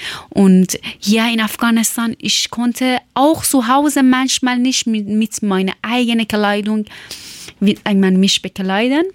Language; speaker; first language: German; non-native, learner; Persian